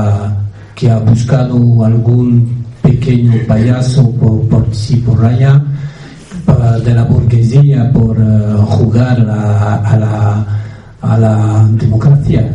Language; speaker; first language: Spanish; non-native, fluent; French